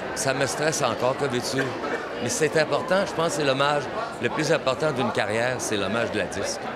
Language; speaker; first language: French; native; French